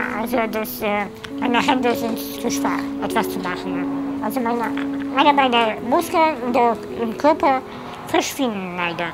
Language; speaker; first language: German; non-native, fluent; Polish